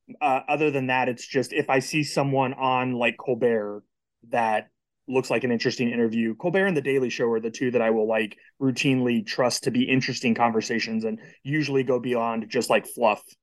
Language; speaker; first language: English; native; English